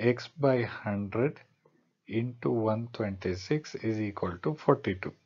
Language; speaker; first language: English; non-native, local second language; Kannada